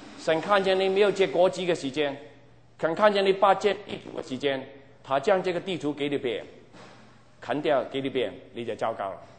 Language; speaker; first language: Chinese; non-native, local second language; Cantonese